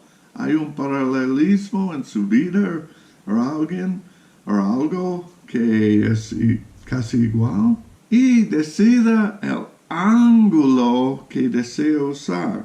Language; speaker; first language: Spanish; non-native, fluent; English